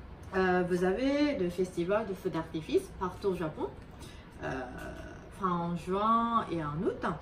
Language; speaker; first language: French; non-native, fluent; Japanese